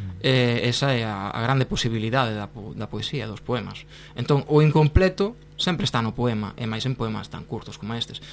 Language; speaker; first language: Galician; non-native, local second language; Spanish